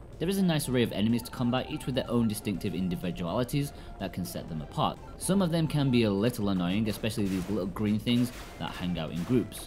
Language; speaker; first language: English; native; English